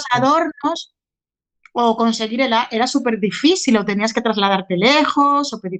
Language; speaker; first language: Spanish; native; Spanish